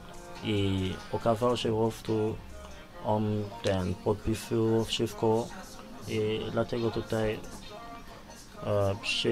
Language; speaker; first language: Polish; non-native, learner; Lingala